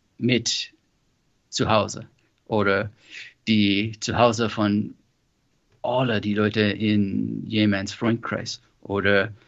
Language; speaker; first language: German; non-native, learner; English